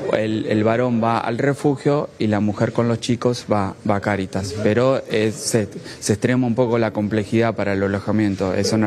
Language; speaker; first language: Spanish; native; Spanish